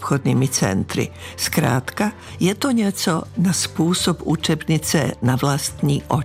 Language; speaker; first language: Czech; non-native, fluent; Serbian